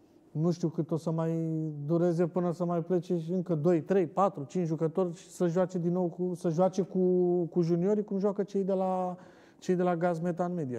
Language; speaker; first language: Romanian; native; Romanian